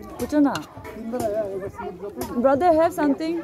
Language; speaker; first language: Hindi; non-native, local second language; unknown